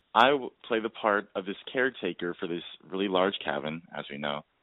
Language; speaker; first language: English; native; English